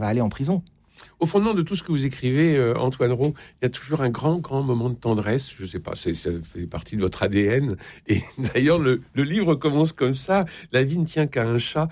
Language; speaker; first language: French; native; French